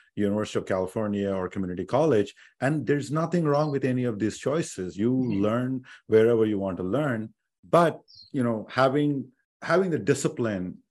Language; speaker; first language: English; non-native, local second language; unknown